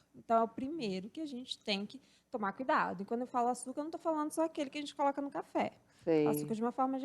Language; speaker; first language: Portuguese; native; Portuguese